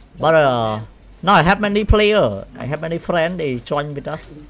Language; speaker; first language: English; non-native, learner; Khmer